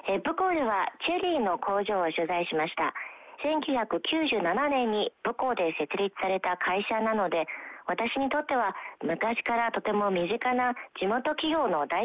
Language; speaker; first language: Japanese; non-native, fluent; Chinese